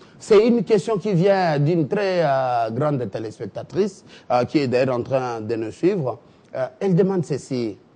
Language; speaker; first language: French; non-native, local second language; Lingala